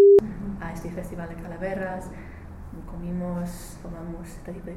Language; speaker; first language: Spanish; non-native, learner; English